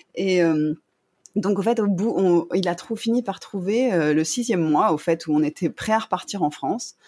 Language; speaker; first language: French; native; French